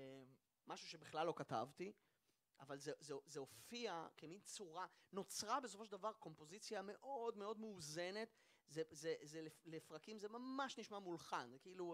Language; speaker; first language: Hebrew; native; Hebrew